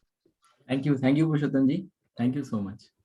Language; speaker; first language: Hindi; native; Hindi